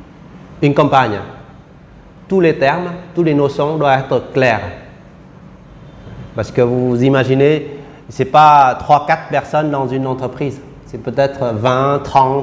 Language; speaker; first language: French; non-native, fluent; Vietnamese